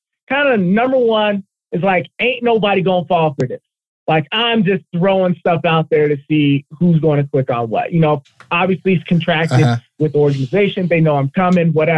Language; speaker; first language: English; native; English